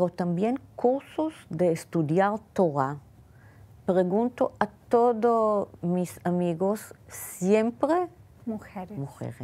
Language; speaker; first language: Spanish; non-native, fluent; Hebrew